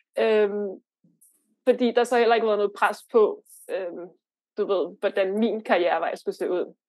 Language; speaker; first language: Danish; early bilingual, other home language; Lithuanian